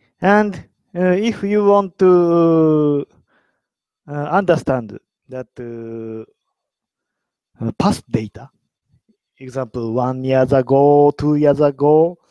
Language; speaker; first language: English; non-native, learner; Japanese